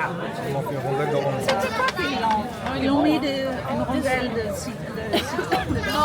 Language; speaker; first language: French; non-native, fluent; Dutch